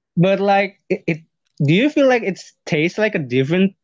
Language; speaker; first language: English; non-native, fluent; Indonesian